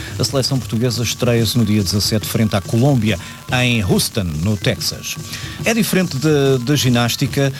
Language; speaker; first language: Portuguese; native; Portuguese